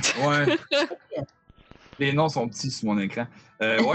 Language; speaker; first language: French; native; French